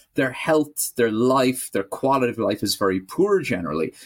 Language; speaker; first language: English; native; English